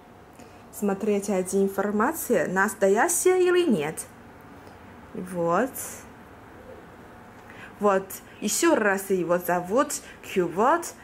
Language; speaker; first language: Russian; non-native, learner; Chinese